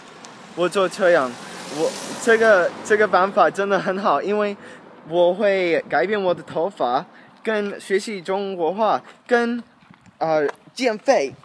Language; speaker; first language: Chinese; non-native, learner; English